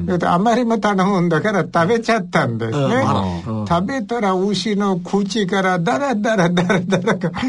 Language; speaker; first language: Japanese; non-native, fluent; Sinhala